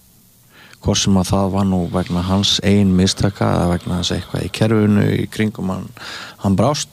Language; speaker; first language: Icelandic; native; Icelandic